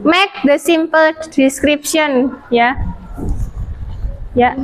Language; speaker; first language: English; non-native, learner; Indonesian